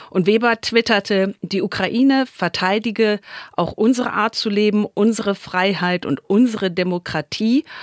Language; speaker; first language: German; native; German